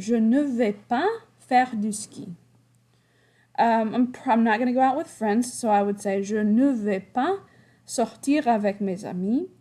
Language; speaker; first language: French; non-native, fluent; English